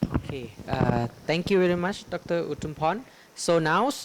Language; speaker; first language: English; non-native, fluent; Thai